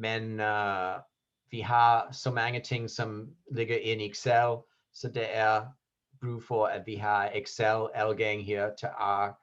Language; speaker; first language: Danish; non-native, fluent; English